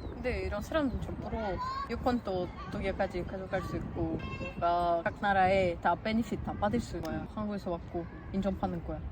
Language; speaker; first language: Korean; non-native, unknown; Russian